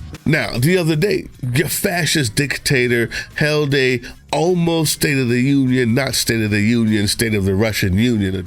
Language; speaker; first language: English; native; English